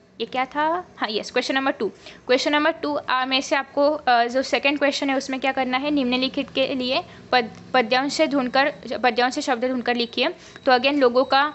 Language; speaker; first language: Hindi; non-native, local second language; Marathi